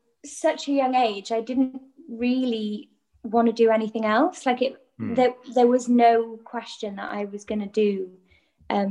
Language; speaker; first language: English; non-native, local second language; Welsh